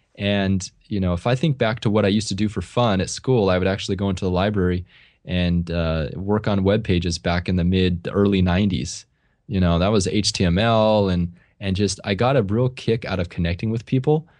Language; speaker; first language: English; native; English